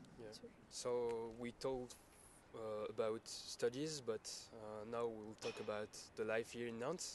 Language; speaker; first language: English; non-native, learner; French